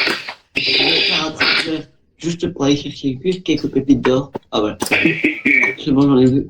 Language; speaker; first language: French; native; French